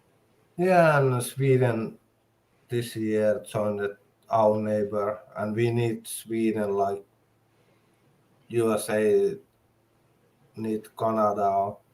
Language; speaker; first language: English; non-native, learner; Finnish